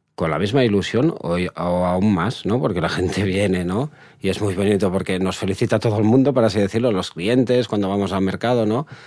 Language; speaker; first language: Spanish; native; Spanish